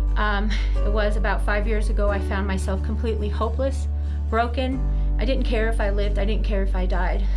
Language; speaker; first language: English; native; English